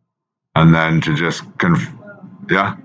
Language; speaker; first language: English; native; English